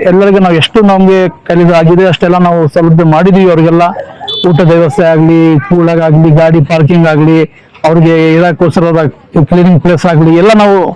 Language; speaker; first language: Kannada; non-native, local second language; Urdu